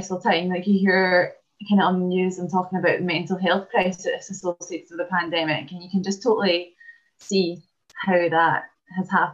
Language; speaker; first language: English; native; English